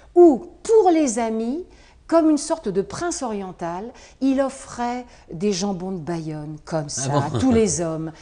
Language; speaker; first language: French; native; French